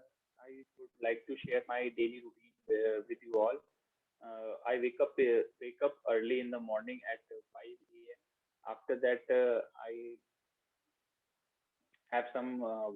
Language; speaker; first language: English; non-native, learner; Hindi